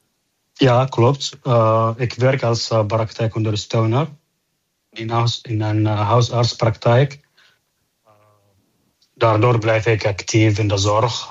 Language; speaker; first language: Dutch; non-native, fluent; Arabic